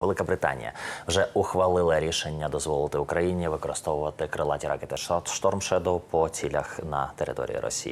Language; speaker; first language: Ukrainian; native; Ukrainian